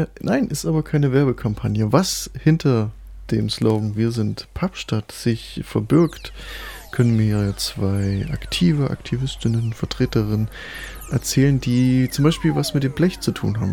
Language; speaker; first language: German; native; German